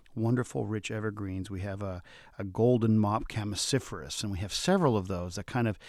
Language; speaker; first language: English; native; English